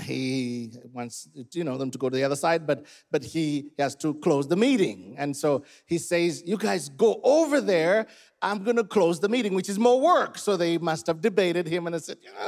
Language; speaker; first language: English; non-native, local second language; Ganda